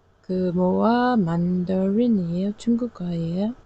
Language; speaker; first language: Korean; non-native, learner; English